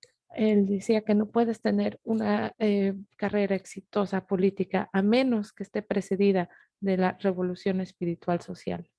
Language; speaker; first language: Spanish; native; Spanish